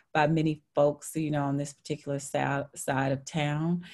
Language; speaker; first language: English; native; English